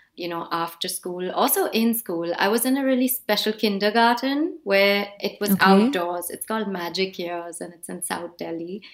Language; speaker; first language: English; non-native, local second language; Hindi